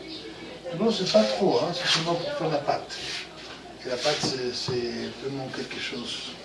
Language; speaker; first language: French; non-native, fluent; Spanish